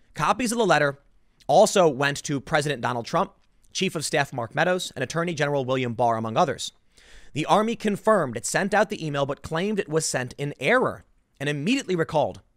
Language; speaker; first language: English; native; English